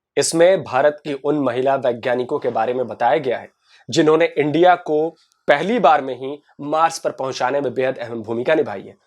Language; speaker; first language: Hindi; native; Hindi